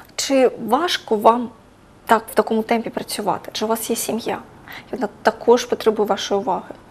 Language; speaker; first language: Ukrainian; native; Ukrainian